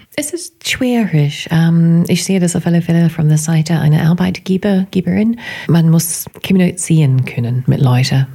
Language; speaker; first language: German; non-native, fluent; English